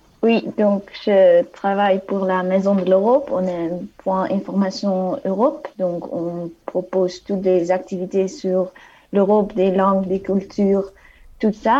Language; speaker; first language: French; non-native, fluent; Dutch